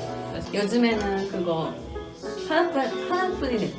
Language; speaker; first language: Korean; non-native, learner; Japanese